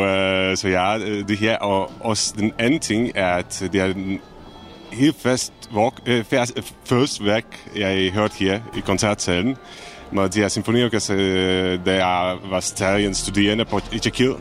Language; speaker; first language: Danish; non-native, fluent; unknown